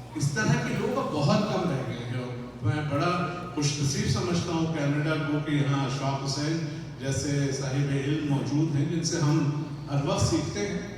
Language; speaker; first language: Urdu; native; Urdu